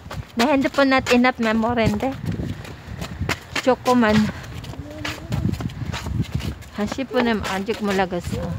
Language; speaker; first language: Korean; non-native, learner; Filipino